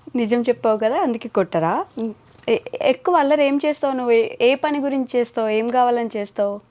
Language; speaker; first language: Telugu; native; Telugu